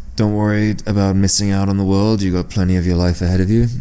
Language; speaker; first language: English; early bilingual, other home language; French